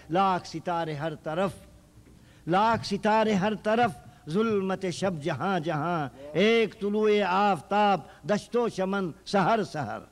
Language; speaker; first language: Urdu; native; Urdu